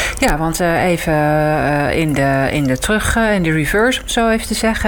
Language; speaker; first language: Dutch; native; Dutch